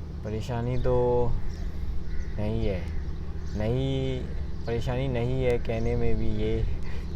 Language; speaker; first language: Hindi; non-native, learner; Burmese